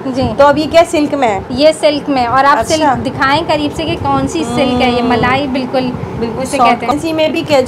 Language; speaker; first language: Urdu; native; Urdu